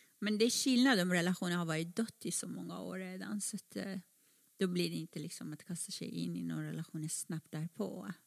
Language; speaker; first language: Swedish; non-native, fluent; Persian